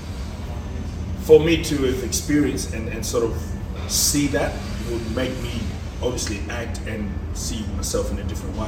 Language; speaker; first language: English; non-native, local second language; Nyanja